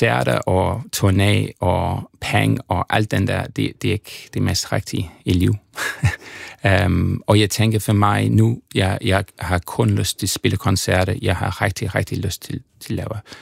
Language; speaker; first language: Danish; non-native, fluent; English